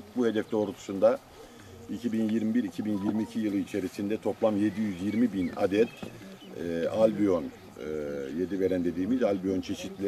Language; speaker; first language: Turkish; native; Turkish